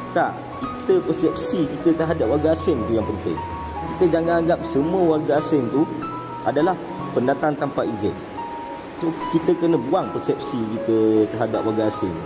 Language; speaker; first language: Malay; native; Malay